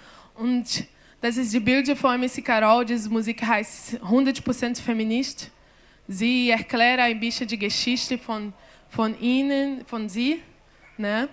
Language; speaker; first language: German; non-native, learner; Portuguese